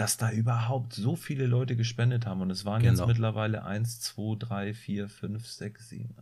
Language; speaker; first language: German; native; German